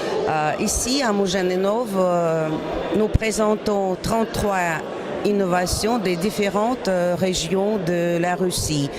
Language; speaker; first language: French; non-native, fluent; Russian